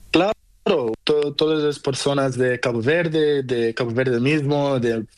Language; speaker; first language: Spanish; non-native, learner; Portuguese